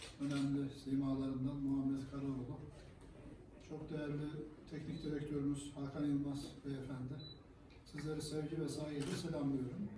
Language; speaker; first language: Turkish; native; Turkish